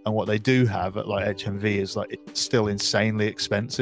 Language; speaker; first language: English; native; English